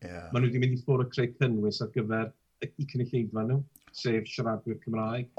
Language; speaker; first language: Welsh; native; Welsh